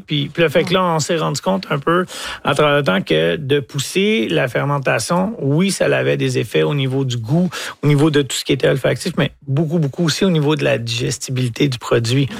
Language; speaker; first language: French; native; French